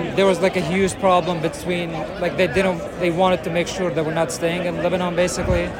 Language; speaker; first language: English; non-native, fluent; Arabic